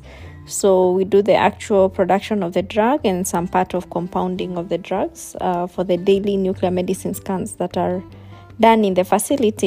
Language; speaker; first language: English; non-native, local second language; Kikuyu